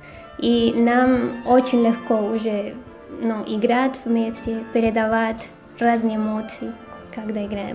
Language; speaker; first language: Russian; non-native, fluent; Spanish